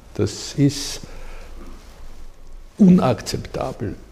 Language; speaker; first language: German; native; German